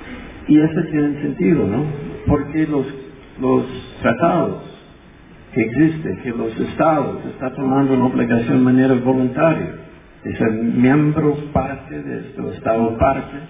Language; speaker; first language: Spanish; non-native, fluent; English